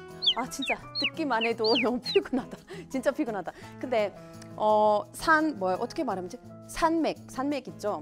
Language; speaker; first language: Korean; non-native, fluent; English